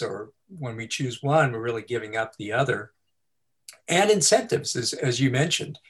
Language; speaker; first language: English; native; English